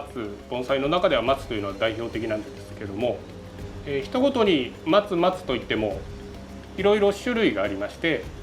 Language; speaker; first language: Japanese; native; Japanese